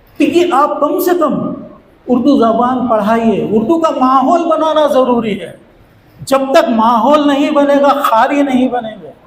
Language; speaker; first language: Urdu; native; Urdu